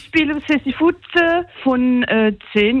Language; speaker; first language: German; non-native, local second language; French